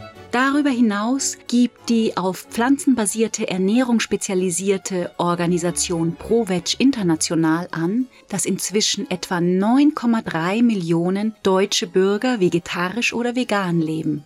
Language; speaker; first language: German; native; German